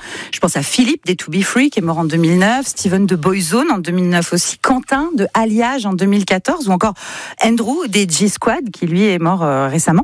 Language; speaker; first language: French; native; French